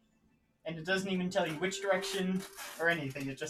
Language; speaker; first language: English; native; English